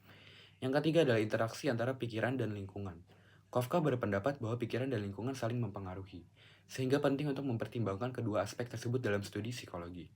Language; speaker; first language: Indonesian; native; Indonesian